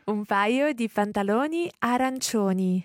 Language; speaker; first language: Italian; non-native, learner; English